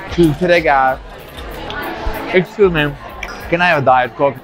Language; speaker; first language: English; non-native, learner; Turkish